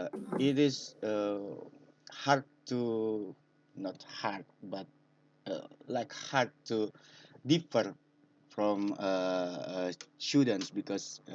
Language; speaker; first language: English; non-native, learner; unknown